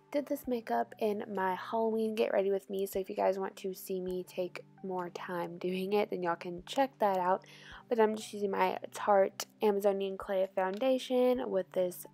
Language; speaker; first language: English; native; English